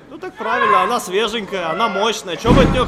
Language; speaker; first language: Russian; native; Russian